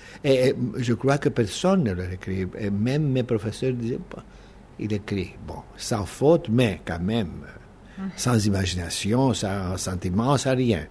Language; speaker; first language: French; non-native, fluent; Greek